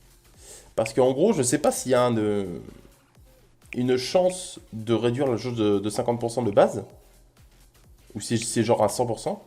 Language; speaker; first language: French; native; French